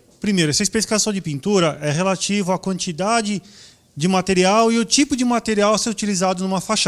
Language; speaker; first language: Portuguese; native; Portuguese